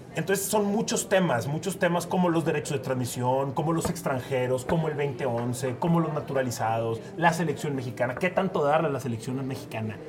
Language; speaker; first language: Spanish; native; Spanish